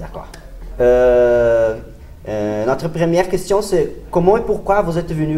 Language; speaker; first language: French; non-native, learner; Portuguese